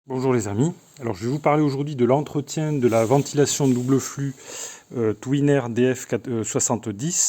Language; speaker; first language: French; native; French